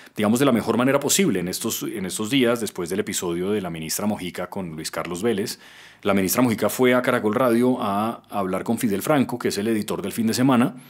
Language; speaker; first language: Spanish; native; Spanish